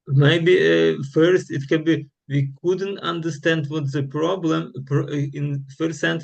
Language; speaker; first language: English; non-native, learner; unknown